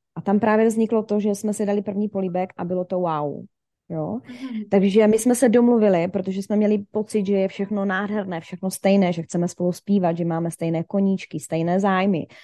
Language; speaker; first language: Czech; native; Czech